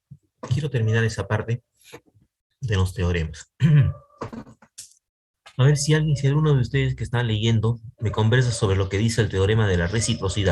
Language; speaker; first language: Spanish; native; Spanish